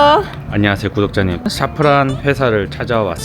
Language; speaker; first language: Korean; native; Korean